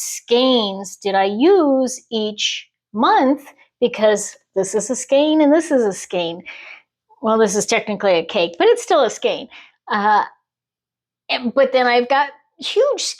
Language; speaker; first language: English; native; English